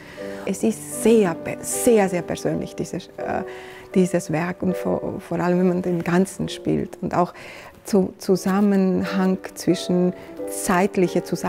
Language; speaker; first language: German; non-native, fluent; Georgian